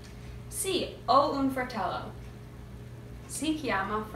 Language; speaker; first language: Italian; non-native, learner; English